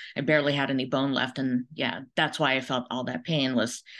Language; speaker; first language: English; early bilingual, other home language; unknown